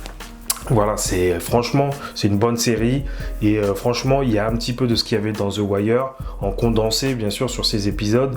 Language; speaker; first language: French; native; French